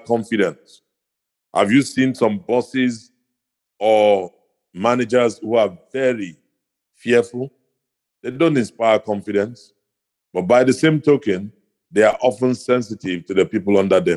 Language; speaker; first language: English; non-native, local second language; Ibibio